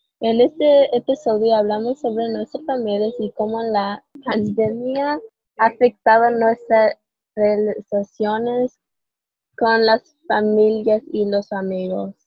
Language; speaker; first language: Spanish; early bilingual, other home language; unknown